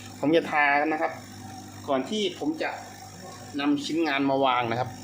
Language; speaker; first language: Thai; native; Thai